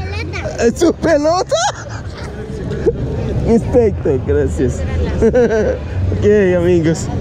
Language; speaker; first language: Spanish; non-native, learner; Haitian Creole